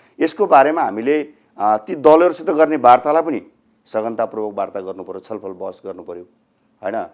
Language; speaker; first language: Nepali; native; Nepali